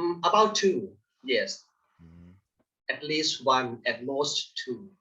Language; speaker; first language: English; non-native, fluent; Thai